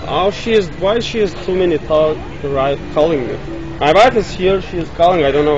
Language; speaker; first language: English; non-native, learner; Turkish